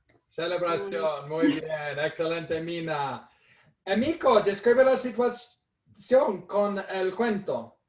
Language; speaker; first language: Spanish; non-native, fluent; English